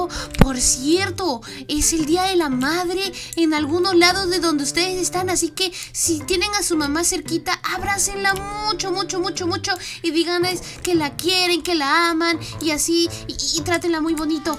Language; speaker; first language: Spanish; native; Spanish